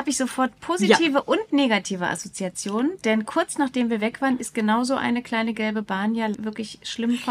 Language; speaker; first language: German; native; German